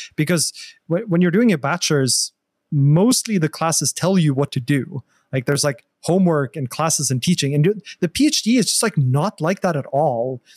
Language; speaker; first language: English; non-native, fluent; Norwegian